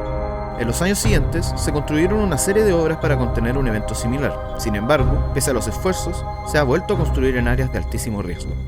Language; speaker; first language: Spanish; native; Spanish